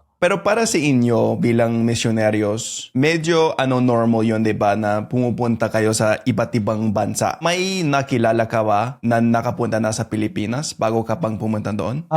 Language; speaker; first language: Filipino; non-native, fluent; English